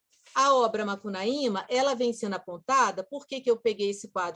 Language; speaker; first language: Portuguese; native; Portuguese